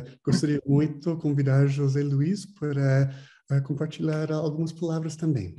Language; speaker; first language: Portuguese; non-native, fluent; English